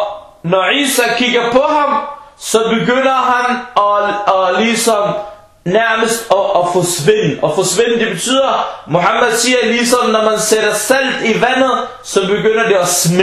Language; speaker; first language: Danish; non-native, fluent; Arabic